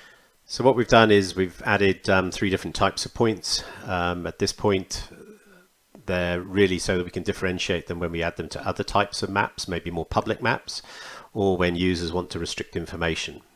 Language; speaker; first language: English; native; English